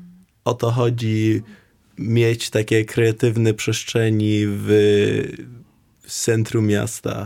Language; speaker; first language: Polish; non-native, learner; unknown